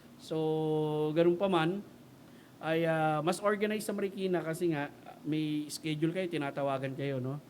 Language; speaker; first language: Filipino; native; Filipino